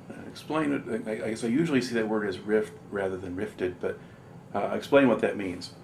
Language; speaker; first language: English; native; English